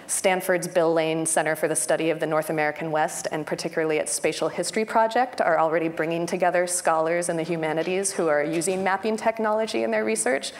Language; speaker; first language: English; native; English